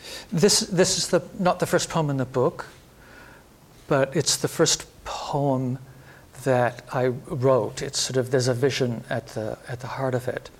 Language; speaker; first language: English; native; English